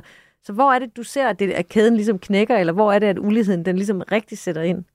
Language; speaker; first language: Danish; native; Danish